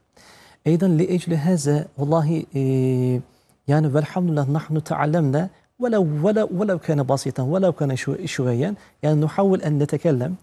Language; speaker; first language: Arabic; non-native, fluent; Turkish